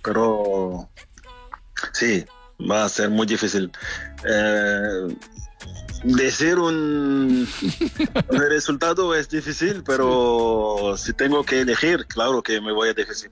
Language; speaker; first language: Spanish; non-native, fluent; French